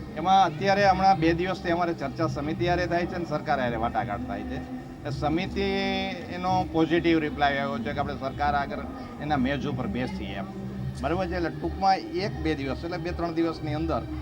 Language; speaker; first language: Gujarati; native; Gujarati